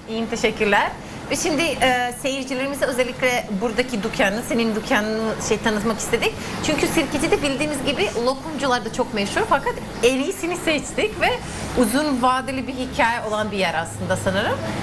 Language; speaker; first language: Turkish; non-native, fluent; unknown